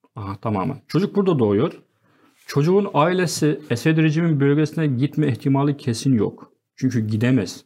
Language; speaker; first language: Turkish; non-native, fluent; Arabic